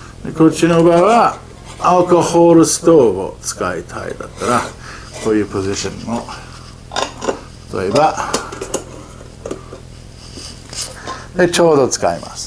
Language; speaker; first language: Japanese; non-native, fluent; English